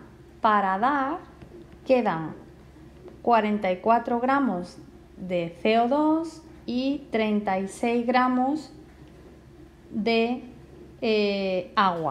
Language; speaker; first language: Spanish; native; Spanish